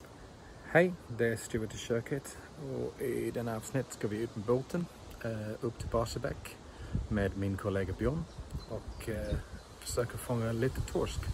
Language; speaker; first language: Swedish; non-native, fluent; English